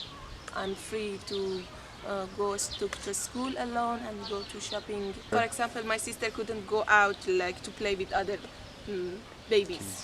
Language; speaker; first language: English; non-native, fluent; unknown